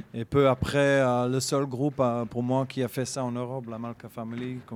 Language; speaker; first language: French; native; French